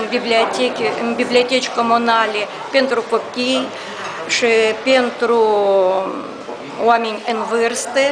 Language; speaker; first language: Romanian; non-native, local second language; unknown